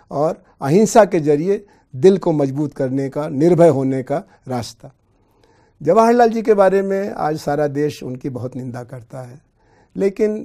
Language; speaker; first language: Hindi; native; Hindi